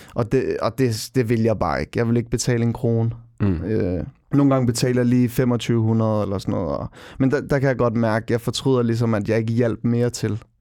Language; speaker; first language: Danish; early bilingual, other home language; Albanian